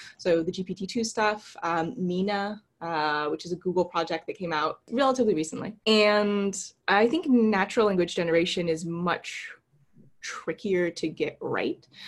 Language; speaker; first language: English; native; English